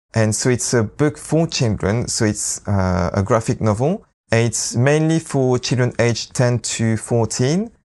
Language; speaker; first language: English; non-native, fluent; French